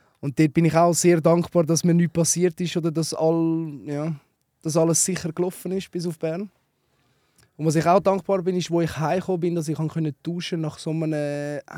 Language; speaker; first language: German; native; German